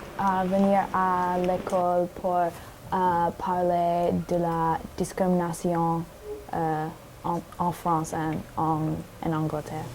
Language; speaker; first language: French; non-native, learner; English